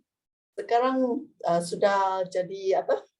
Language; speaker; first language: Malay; non-native, local second language; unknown